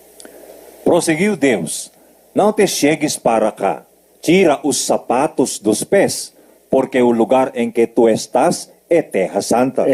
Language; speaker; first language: Portuguese; native; Portuguese